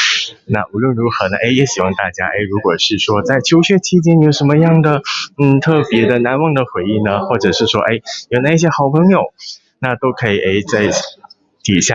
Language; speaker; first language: Chinese; native; Chinese